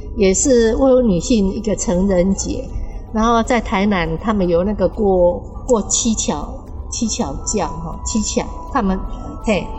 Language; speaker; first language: Chinese; native; Chinese